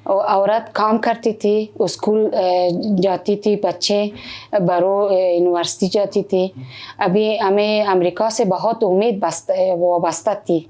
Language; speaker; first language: Hindi; non-native, learner; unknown